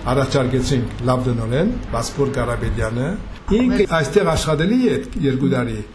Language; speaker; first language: Armenian; early bilingual, heritage; Armenian